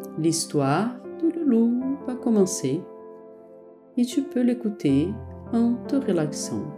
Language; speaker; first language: French; non-native, fluent; Portuguese